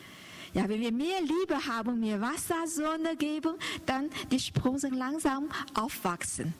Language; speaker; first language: German; non-native, learner; Chinese